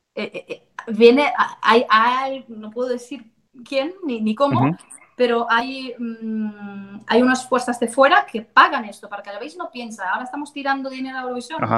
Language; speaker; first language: Spanish; non-native, fluent; Danish